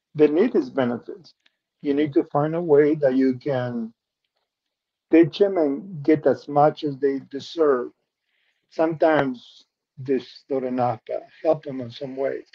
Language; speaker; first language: English; non-native, fluent; Spanish